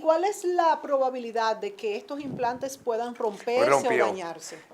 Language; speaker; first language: Spanish; native; Spanish